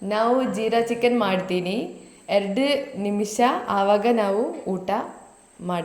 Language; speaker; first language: Kannada; non-native, learner; Malayalam